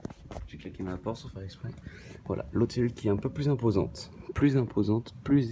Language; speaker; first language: French; native; French